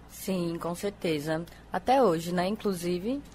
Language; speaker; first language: Portuguese; native; Portuguese